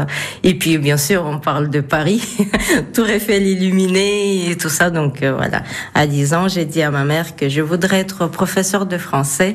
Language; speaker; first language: French; non-native, fluent; Russian